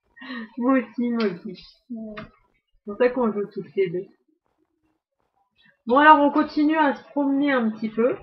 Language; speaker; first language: French; native; French